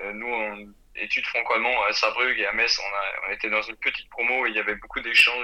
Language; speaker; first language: French; non-native, fluent; German